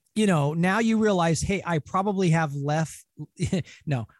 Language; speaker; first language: English; native; English